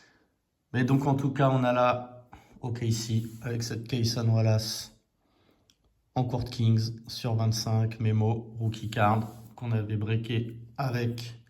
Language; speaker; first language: French; native; French